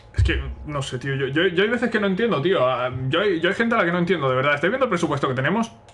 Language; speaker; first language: Spanish; native; Spanish